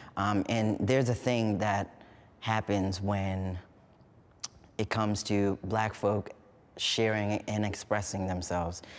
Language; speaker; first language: English; native; English